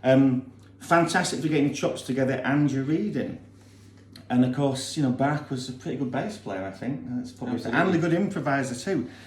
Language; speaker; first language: English; native; English